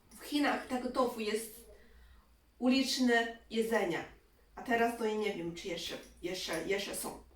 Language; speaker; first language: Polish; non-native, learner; Chinese